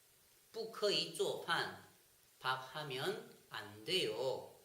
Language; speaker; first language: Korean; non-native, fluent; Chinese